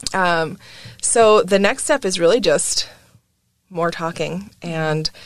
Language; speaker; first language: English; native; English